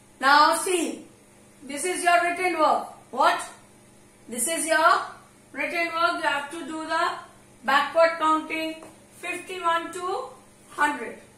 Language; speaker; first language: English; non-native, local second language; Hindi